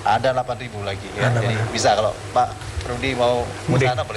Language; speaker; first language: Indonesian; native; Indonesian